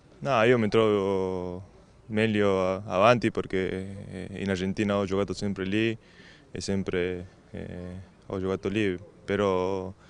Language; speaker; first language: Italian; non-native, learner; Spanish